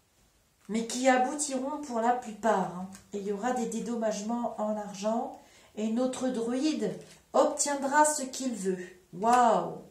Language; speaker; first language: French; native; French